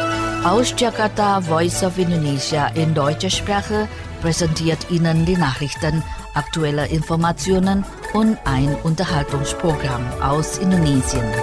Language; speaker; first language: German; non-native, fluent; Indonesian